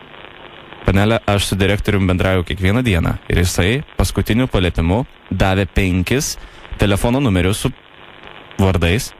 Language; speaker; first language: Lithuanian; native; Lithuanian